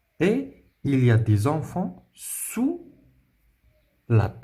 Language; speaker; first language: French; non-native, local second language; Arabic